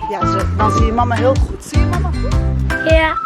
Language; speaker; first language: Dutch; early bilingual, other home language; Turkish